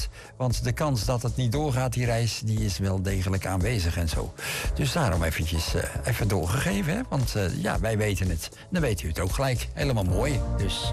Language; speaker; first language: Dutch; native; Dutch